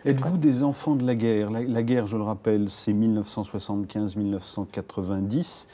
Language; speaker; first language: French; native; French